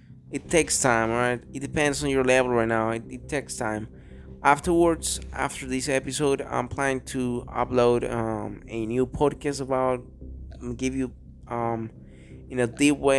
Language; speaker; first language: English; non-native, fluent; Spanish